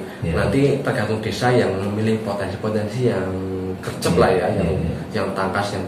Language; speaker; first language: Indonesian; native; Indonesian